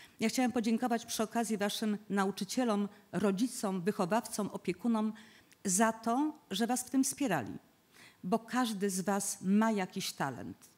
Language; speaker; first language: Polish; native; Polish